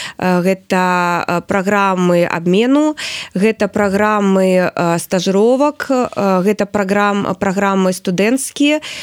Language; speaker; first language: Belarusian; non-native, local second language; Russian